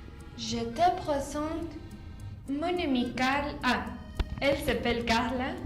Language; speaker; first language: French; non-native, learner; Spanish